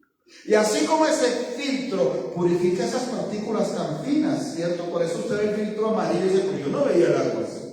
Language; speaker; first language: Spanish; native; Spanish